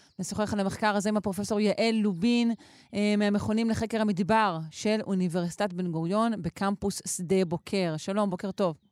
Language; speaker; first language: Hebrew; native; Hebrew